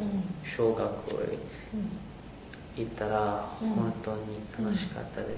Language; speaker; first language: Japanese; non-native, learner; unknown